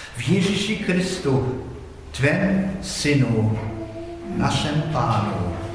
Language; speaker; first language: Czech; non-native, fluent; German